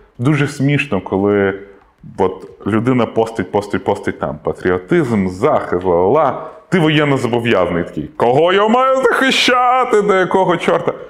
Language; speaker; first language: Ukrainian; non-native, local second language; Russian